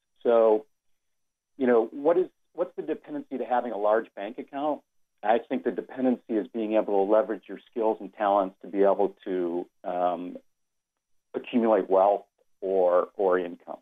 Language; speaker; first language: English; native; English